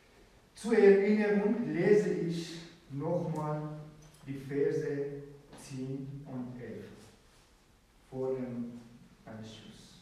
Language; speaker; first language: German; non-native, fluent; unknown